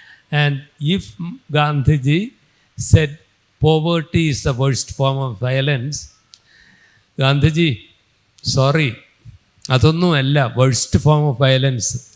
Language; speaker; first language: English; non-native, local second language; Malayalam